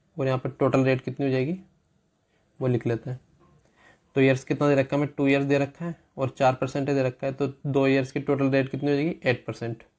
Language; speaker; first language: Hindi; native; Hindi